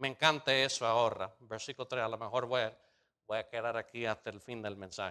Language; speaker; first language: Spanish; non-native, fluent; English